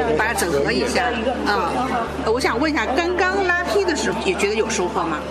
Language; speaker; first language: Chinese; native; Chinese